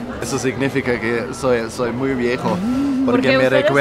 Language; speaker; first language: Spanish; non-native, fluent; German